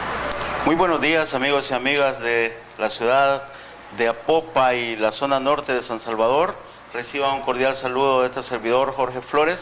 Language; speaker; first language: Spanish; native; Spanish